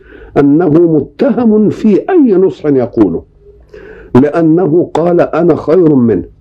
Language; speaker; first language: Arabic; native; Arabic